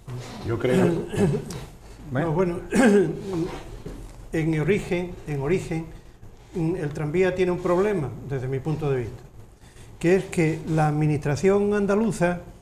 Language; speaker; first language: Spanish; native; Spanish